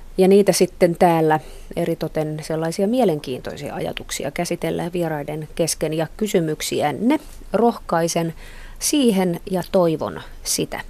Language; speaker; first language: Finnish; native; Finnish